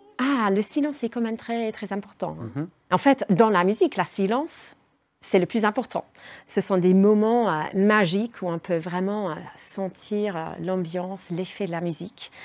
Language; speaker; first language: French; non-native, fluent; English